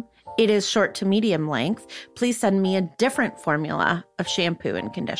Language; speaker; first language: English; native; English